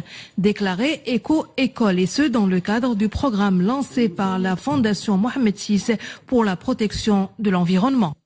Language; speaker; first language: French; non-native, local second language; Arabic